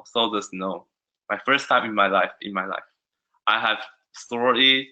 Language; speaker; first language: English; non-native, learner; Chinese